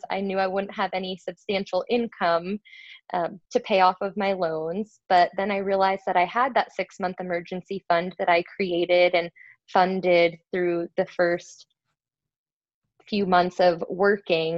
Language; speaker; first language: English; native; English